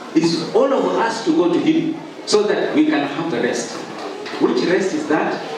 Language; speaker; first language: English; non-native, local second language; Swahili